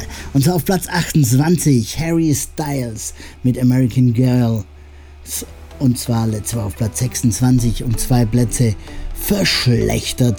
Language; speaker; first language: German; native; German